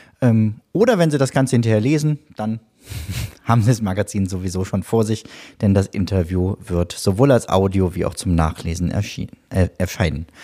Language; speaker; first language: German; native; German